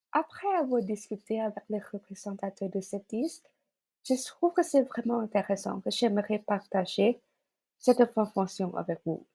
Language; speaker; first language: French; non-native, fluent; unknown